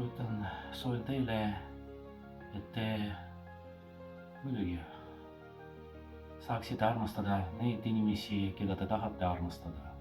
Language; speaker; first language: Estonian; non-native, fluent; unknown